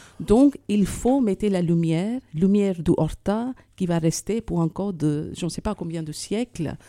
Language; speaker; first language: French; non-native, fluent; Hindi